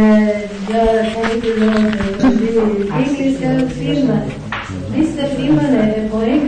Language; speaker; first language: Danish; non-native, learner; Persian